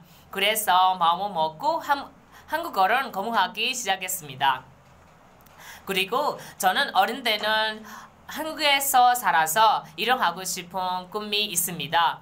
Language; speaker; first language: Korean; non-native, learner; Burmese